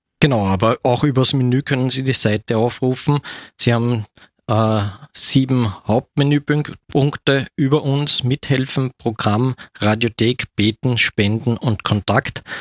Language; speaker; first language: German; native; German